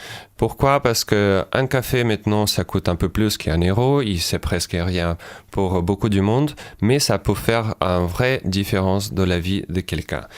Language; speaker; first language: French; non-native, fluent; Ukrainian